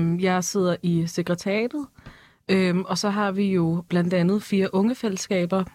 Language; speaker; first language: Danish; early bilingual, other home language; Persian